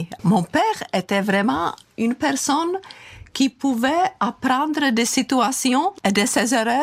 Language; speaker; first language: French; non-native, fluent; Czech